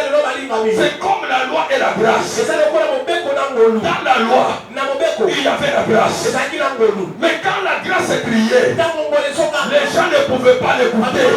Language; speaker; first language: French; non-native, local second language; Lingala